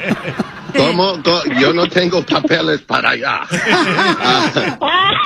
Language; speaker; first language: Spanish; non-native, learner; English